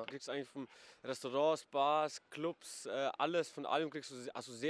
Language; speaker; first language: German; native; German